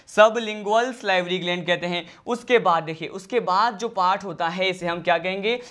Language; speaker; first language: Hindi; native; Hindi